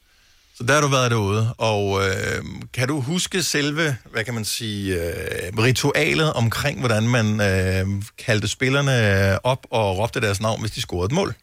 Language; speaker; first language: Danish; native; Danish